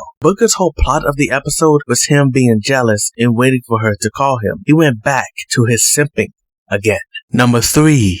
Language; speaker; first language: English; native; English